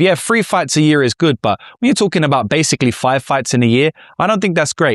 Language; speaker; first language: English; native; English